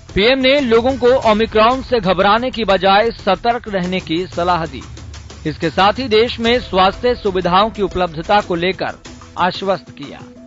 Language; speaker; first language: Hindi; native; Hindi